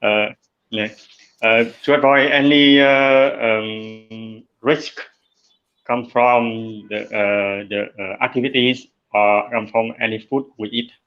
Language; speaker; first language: English; non-native, learner; Vietnamese